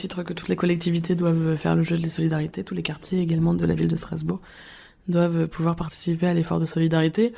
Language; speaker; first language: French; native; French